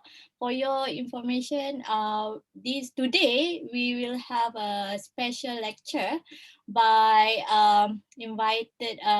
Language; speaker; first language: English; non-native, local second language; Malay